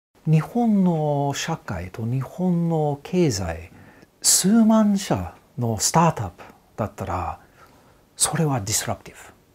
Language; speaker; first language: Japanese; non-native, fluent; English